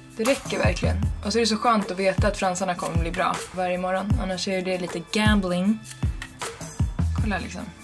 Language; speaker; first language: Swedish; native; Swedish